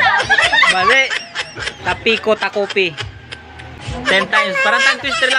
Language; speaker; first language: Filipino; non-native, local second language; Bikol